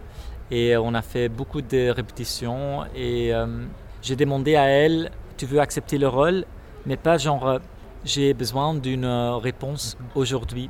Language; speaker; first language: French; non-native, local second language; Dutch